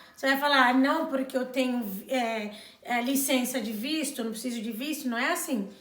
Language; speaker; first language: Portuguese; non-native, local second language; Kabuverdianu